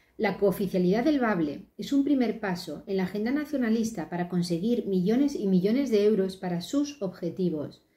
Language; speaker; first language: Spanish; native; Spanish